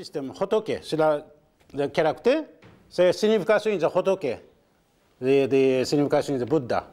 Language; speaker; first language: French; non-native, learner; Japanese